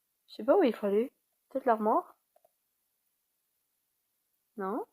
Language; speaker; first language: French; native; French